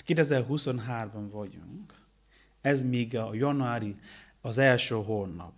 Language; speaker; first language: Hungarian; non-native, learner; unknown